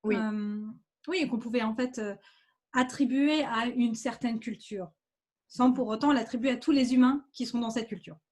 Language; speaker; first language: French; native; French